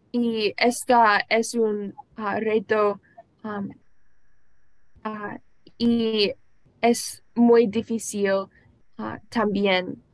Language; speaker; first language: Spanish; non-native, learner; English